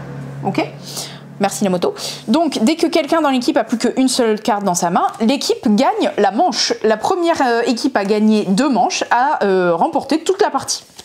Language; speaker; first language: French; native; French